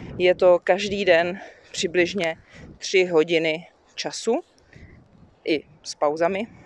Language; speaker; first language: Czech; native; Czech